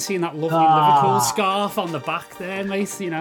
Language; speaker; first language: English; native; English